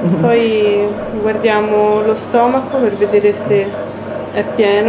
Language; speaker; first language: Italian; native; Italian